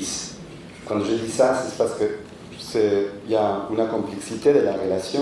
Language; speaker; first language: French; non-native, fluent; Spanish